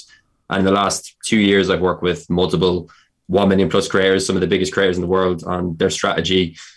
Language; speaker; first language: English; native; English